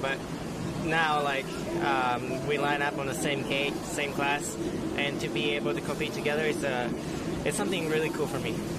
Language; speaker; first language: English; early bilingual, other home language; Japanese